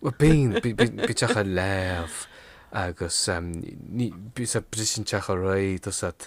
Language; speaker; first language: Irish; non-native, local second language; English